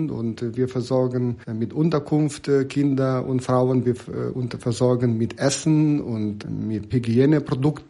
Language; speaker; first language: German; non-native, fluent; Ukrainian